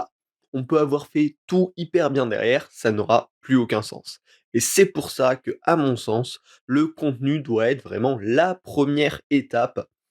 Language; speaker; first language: French; native; French